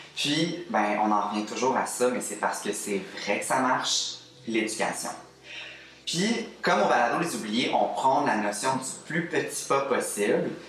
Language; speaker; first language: French; native; French